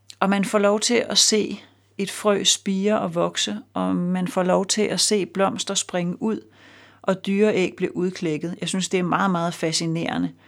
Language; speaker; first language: Danish; native; Danish